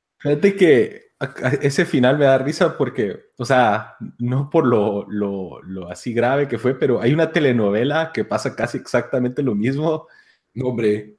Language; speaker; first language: Spanish; native; Spanish